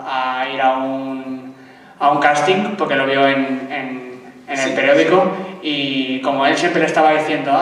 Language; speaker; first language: Spanish; native; Spanish